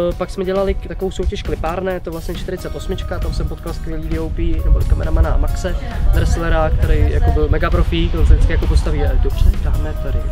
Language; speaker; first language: Czech; native; Czech